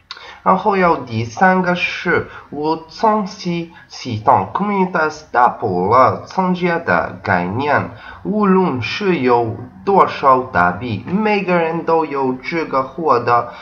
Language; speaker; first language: Chinese; non-native, learner; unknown